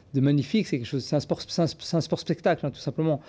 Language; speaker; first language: French; native; French